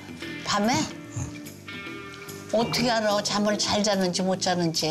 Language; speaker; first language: Korean; native; Korean